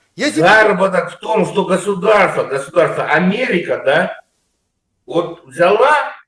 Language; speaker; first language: Russian; native; Russian